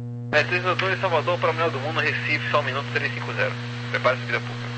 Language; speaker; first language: Portuguese; native; Portuguese